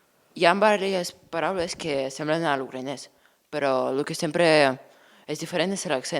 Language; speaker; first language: Catalan; early bilingual, other home language; Ukrainian